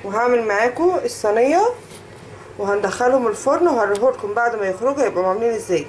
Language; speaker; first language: Arabic; native; Arabic